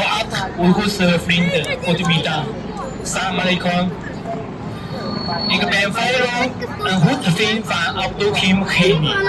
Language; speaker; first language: Dutch; non-native, learner; Cantonese